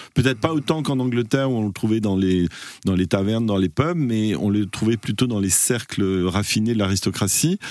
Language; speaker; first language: French; non-native, fluent; English